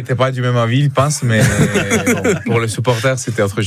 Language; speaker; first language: French; non-native, fluent; Italian